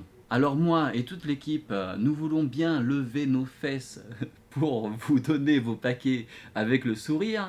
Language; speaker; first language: French; native; French